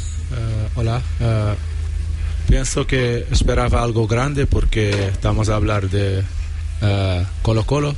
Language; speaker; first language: Spanish; non-native, fluent; Portuguese